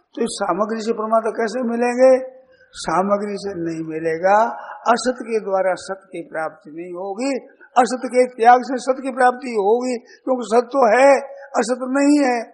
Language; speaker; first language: Hindi; native; Hindi